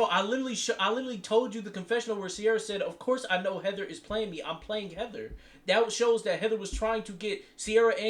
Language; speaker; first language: English; native; English